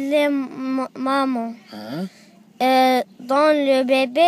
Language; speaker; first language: French; non-native, learner; Arabic